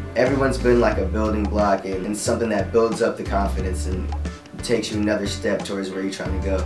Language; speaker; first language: English; native; English